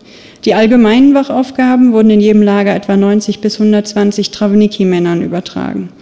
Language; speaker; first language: German; native; German